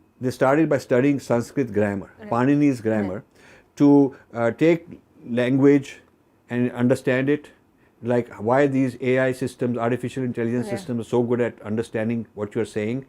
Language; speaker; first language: English; non-native, local second language; Hindi